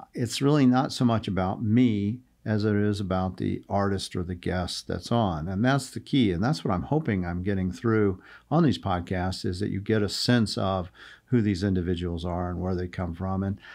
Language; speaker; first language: English; native; English